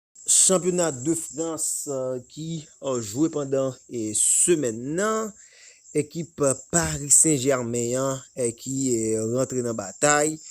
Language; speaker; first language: French; non-native, local second language; Haitian Creole